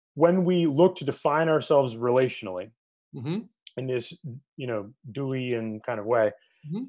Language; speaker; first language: English; native; English